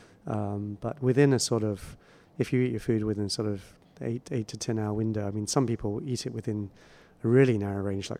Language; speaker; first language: English; native; English